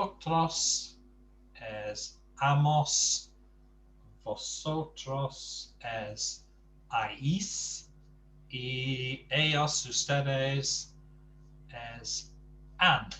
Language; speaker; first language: Spanish; non-native, learner; English